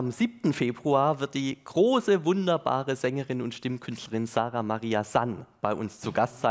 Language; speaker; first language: German; native; German